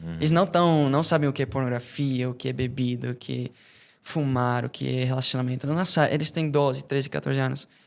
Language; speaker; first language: Portuguese; non-native, fluent; English